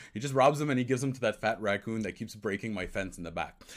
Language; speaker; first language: English; native; English